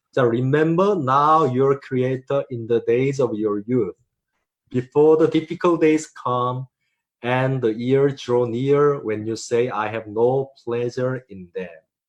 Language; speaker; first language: English; non-native, learner; Korean